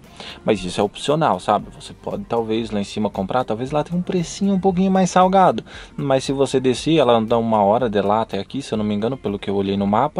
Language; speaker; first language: Portuguese; native; Portuguese